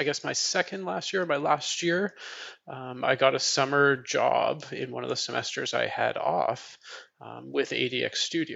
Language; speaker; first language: English; native; English